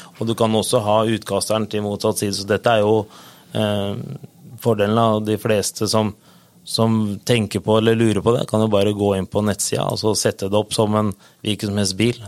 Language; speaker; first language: Norwegian; native; Norwegian